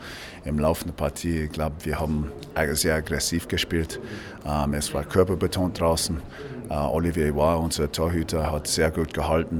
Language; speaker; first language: German; non-native, fluent; English